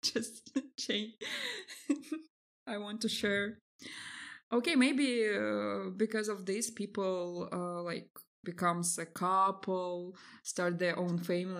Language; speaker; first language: English; non-native, fluent; Russian